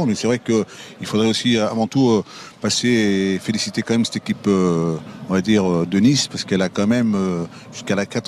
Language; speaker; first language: French; native; French